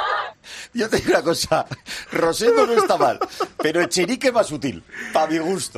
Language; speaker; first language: Spanish; native; Spanish